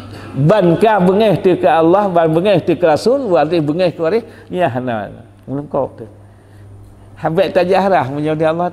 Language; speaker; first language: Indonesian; non-native, local second language; Achinese